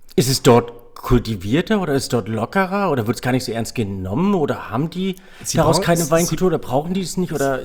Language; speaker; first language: German; native; German